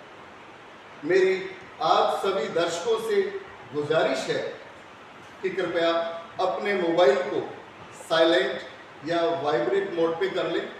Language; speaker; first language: Hindi; native; Hindi